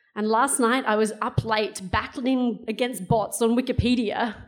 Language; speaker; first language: English; native; English